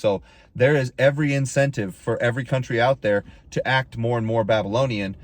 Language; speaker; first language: English; native; English